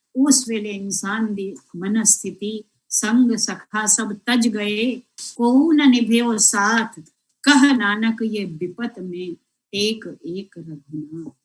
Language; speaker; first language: Hindi; non-native, local second language; Punjabi